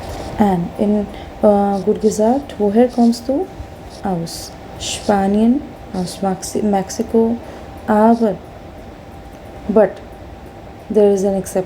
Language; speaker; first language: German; non-native, learner; Hindi